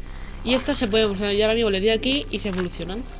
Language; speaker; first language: Spanish; native; Spanish